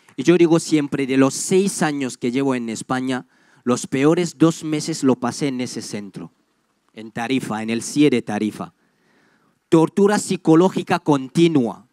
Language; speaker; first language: Spanish; non-native, fluent; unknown